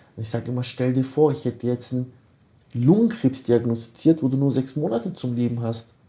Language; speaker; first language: German; early bilingual, other home language; Kurdish